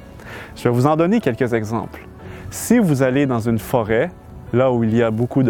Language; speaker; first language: French; native; French